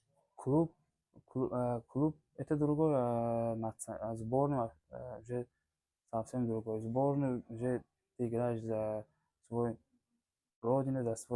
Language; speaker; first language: Russian; non-native, learner; Tajik